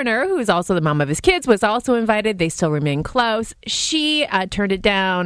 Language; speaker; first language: English; native; English